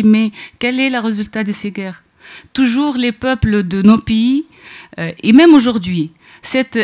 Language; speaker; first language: French; non-native, local second language; Arabic